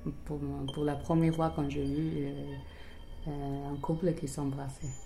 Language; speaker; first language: French; non-native, learner; Persian